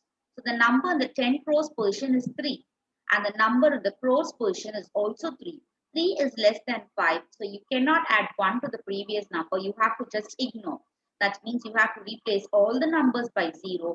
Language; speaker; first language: English; non-native, local second language; Tamil